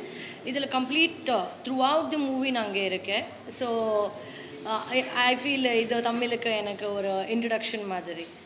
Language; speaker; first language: Tamil; non-native, learner; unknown